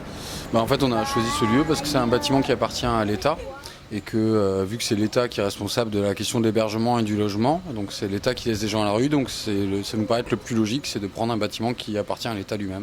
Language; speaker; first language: French; native; French